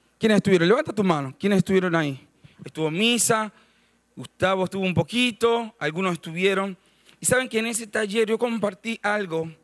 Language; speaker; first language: Spanish; native; Spanish